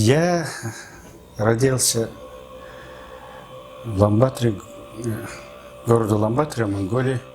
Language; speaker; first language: Russian; non-native, fluent; Mongolian